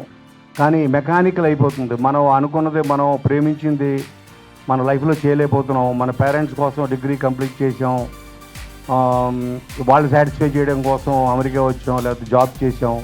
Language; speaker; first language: Telugu; native; Telugu